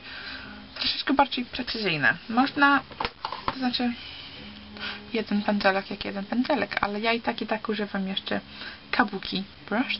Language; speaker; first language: Polish; early bilingual, heritage; Polish